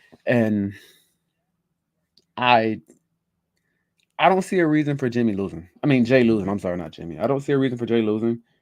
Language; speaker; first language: English; native; English